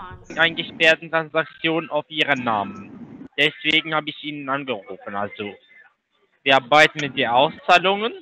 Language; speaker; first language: German; non-native, learner; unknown